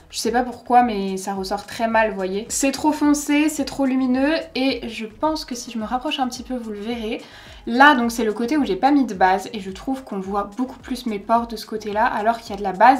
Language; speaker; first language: French; native; French